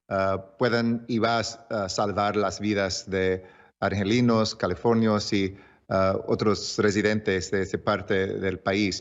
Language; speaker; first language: Spanish; early bilingual, heritage; English